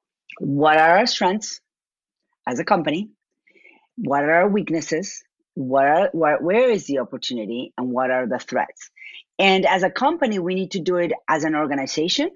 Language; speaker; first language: English; non-native, fluent; Spanish